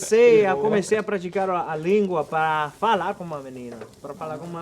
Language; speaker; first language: Portuguese; non-native, learner; Spanish